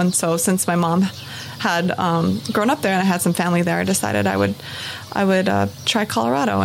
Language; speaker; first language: English; native; English